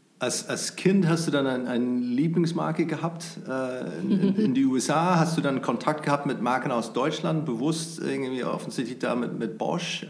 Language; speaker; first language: German; non-native, fluent; English